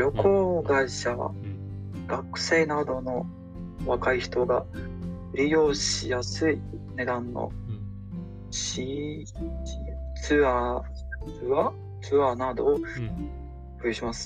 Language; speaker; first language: Japanese; non-native, learner; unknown